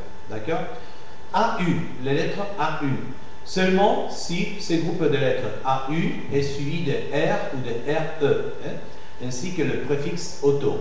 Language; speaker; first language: French; non-native, fluent; Spanish